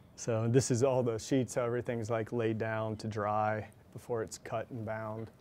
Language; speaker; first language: English; native; English